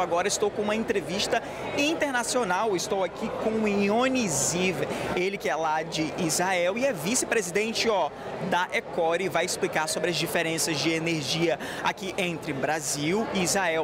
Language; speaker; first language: Portuguese; native; Portuguese